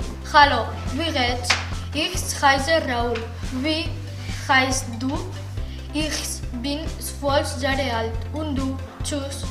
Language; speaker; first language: German; non-native, learner; Catalan